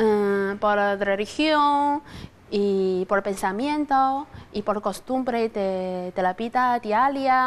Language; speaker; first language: Spanish; non-native, fluent; Chinese